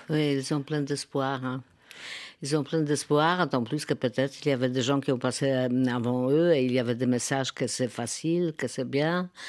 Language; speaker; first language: French; non-native, fluent; Polish